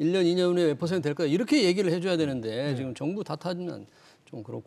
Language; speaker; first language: Korean; native; Korean